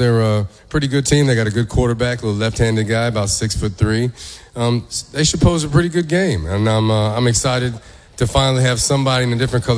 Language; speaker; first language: English; early bilingual, other home language; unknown